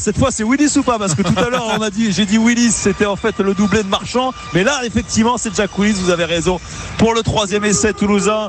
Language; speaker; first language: French; native; French